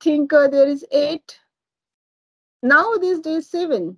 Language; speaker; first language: English; non-native, learner; Marathi